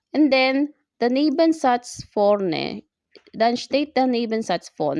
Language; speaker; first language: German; non-native, learner; Filipino